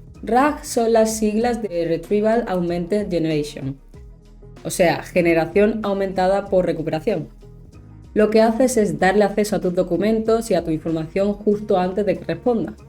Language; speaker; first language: Spanish; native; Spanish